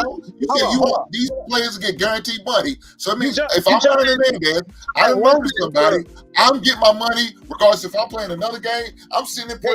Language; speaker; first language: English; native; English